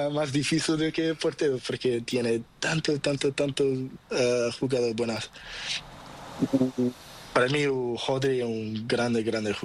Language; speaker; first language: Spanish; non-native, learner; Portuguese